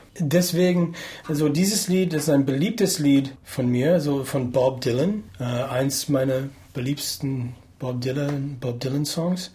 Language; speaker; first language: German; non-native, fluent; English